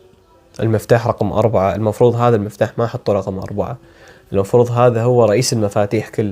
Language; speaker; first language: Arabic; native; Arabic